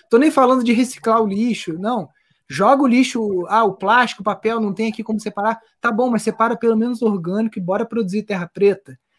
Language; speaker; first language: Portuguese; native; Portuguese